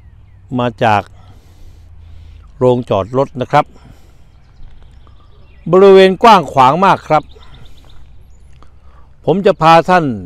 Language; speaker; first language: Thai; native; Thai